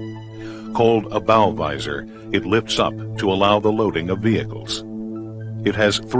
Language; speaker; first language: English; native; English